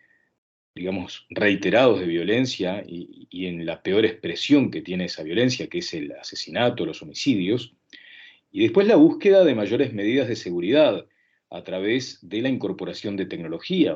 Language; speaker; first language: Spanish; native; Spanish